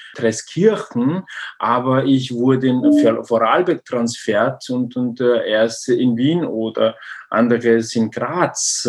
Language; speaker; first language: German; non-native, learner; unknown